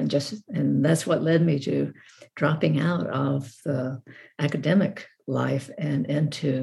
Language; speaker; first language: English; native; English